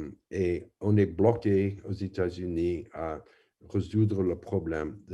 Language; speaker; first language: French; non-native, fluent; English